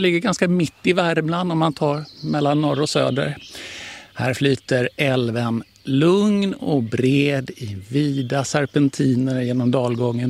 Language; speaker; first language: Swedish; native; Swedish